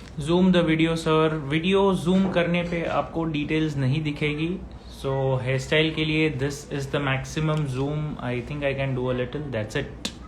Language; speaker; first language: Hindi; native; Hindi